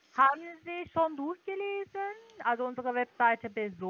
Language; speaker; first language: German; non-native, learner; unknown